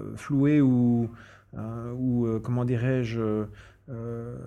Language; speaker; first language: French; non-native, fluent; English